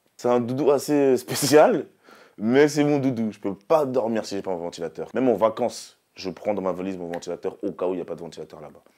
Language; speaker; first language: French; early bilingual, other home language; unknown